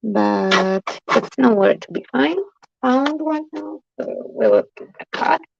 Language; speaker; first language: English; non-native, fluent; Polish